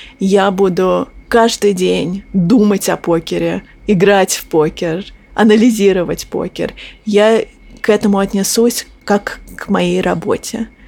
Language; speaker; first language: Russian; early bilingual, heritage; Russian